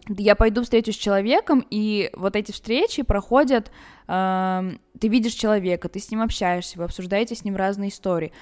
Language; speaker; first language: Russian; early bilingual, other home language; Armenian